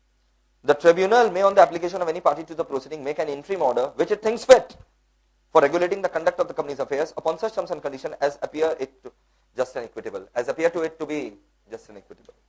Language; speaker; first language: English; non-native, local second language; Hindi